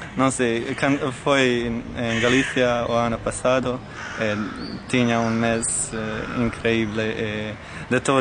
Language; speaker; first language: Spanish; non-native, learner; Croatian